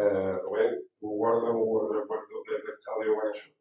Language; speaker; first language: Spanish; native; Spanish